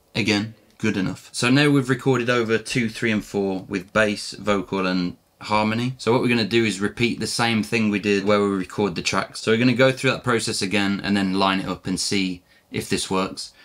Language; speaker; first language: English; native; English